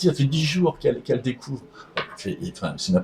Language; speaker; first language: French; native; French